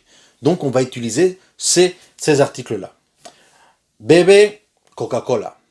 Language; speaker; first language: French; non-native, fluent; Spanish